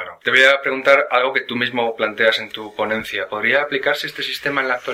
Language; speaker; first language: Spanish; native; Spanish